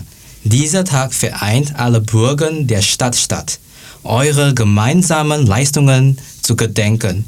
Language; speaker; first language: German; non-native, learner; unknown